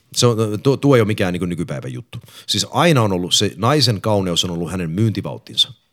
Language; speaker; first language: Finnish; early bilingual, heritage; English